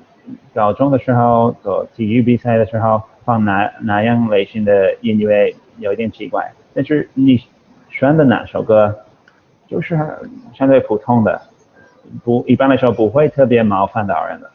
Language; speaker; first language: Chinese; non-native, fluent; English